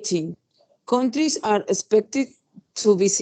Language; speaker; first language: English; non-native, learner; Spanish